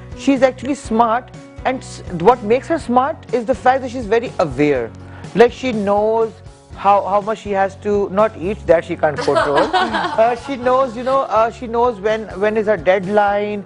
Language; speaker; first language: English; non-native, local second language; Urdu